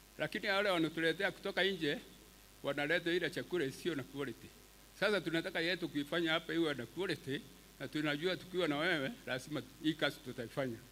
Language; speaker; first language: Swahili; non-native, local second language; Meru